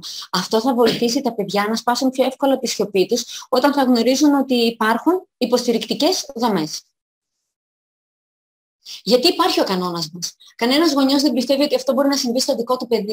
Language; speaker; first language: Greek; native; Greek